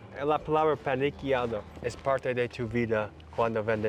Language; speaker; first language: Spanish; non-native, learner; English